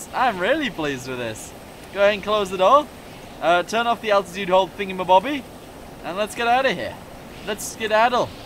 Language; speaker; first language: English; native; English